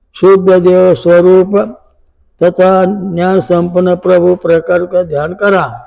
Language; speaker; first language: Hindi; non-native, local second language; Marathi